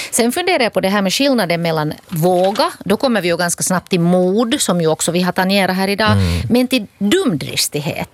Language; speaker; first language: Swedish; native; Swedish